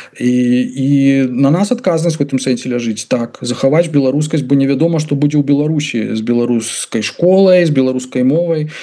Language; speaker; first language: Belarusian; native; Belarusian